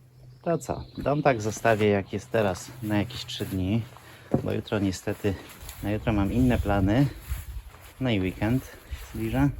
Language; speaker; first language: Polish; native; Polish